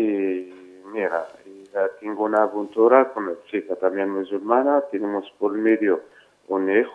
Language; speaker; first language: Spanish; non-native, fluent; Arabic